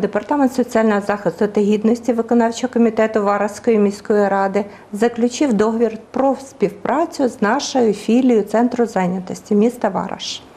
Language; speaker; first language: Ukrainian; native; Ukrainian